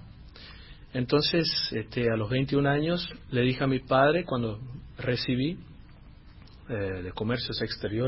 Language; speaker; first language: Spanish; non-native, fluent; Dutch